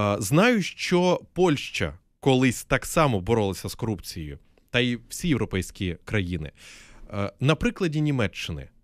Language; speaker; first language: Ukrainian; native; Ukrainian